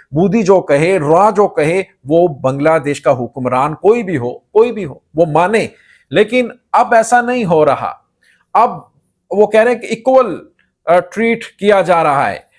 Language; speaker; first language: Urdu; native; Urdu